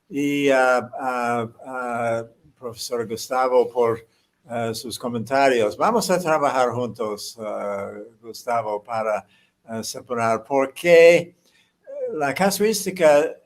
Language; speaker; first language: Spanish; non-native, fluent; English